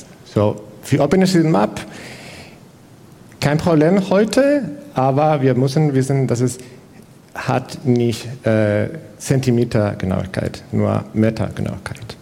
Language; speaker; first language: German; non-native, fluent; Spanish